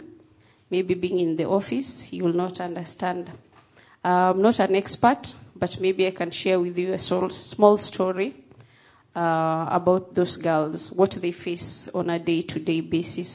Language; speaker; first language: English; non-native, local second language; Somali